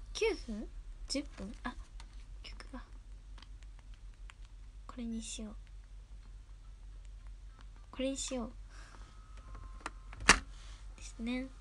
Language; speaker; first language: Japanese; native; Japanese